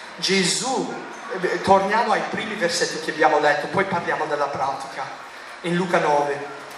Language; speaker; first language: Italian; non-native, fluent; English